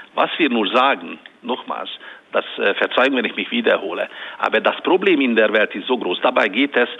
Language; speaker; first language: German; non-native, fluent; Hungarian